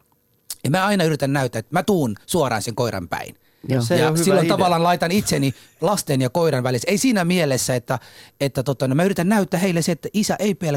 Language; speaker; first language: Finnish; early bilingual, other home language; Somali